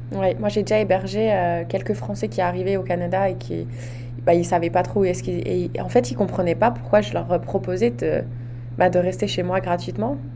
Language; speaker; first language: French; native; French